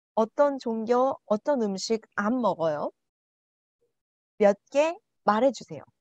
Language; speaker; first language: Korean; non-native, learner; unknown